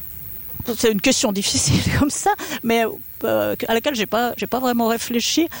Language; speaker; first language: French; native; French